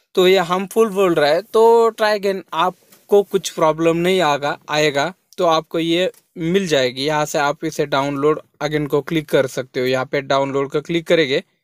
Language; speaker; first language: Hindi; non-native, local second language; Marathi